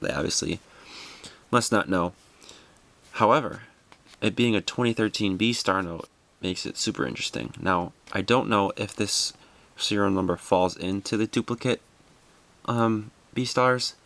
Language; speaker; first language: English; native; English